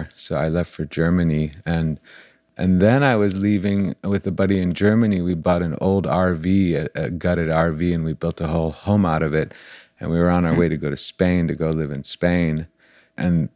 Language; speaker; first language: English; native; English